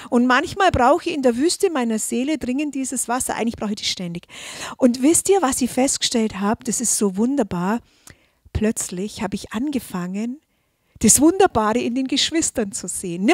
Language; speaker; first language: German; native; German